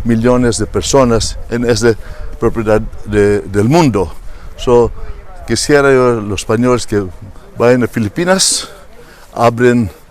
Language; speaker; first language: Spanish; non-native, fluent; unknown